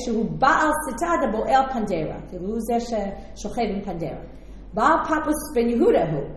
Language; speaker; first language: Hebrew; non-native, fluent; English